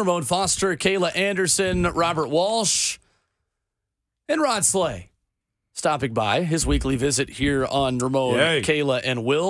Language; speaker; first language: English; native; English